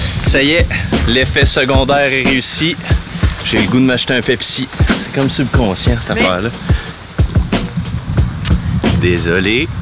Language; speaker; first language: French; native; French